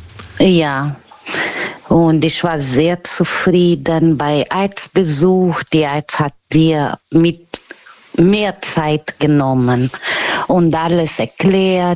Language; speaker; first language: German; non-native, learner; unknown